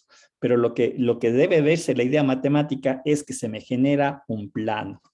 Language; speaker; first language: Spanish; native; Spanish